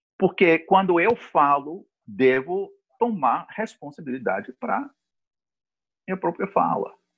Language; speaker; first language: Portuguese; non-native, fluent; English